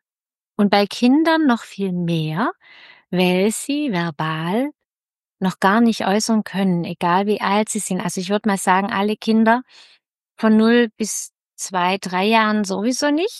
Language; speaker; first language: German; native; German